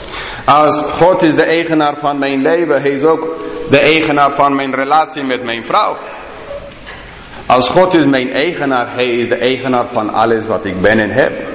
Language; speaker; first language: Dutch; non-native, fluent; English